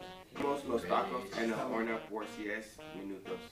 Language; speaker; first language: Spanish; non-native, learner; English